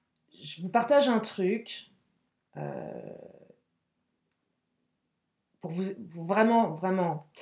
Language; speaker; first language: French; native; French